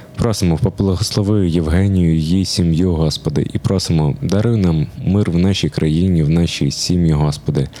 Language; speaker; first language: Ukrainian; native; Ukrainian